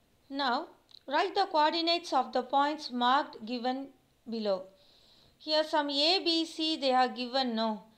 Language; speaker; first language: English; non-native, local second language; Tamil